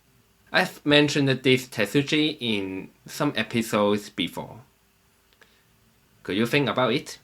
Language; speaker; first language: English; non-native, fluent; Chinese